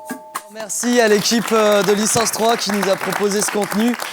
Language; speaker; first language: French; native; French